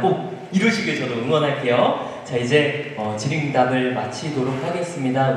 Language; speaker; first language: Korean; native; Korean